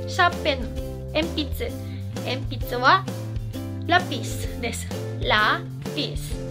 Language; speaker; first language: Japanese; non-native, fluent; Filipino